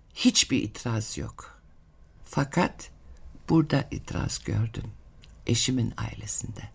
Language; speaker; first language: Turkish; non-native, fluent; German